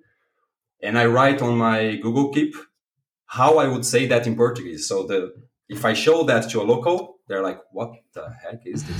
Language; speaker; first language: English; non-native, fluent; Portuguese